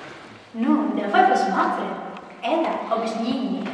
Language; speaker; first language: Russian; non-native, learner; Indonesian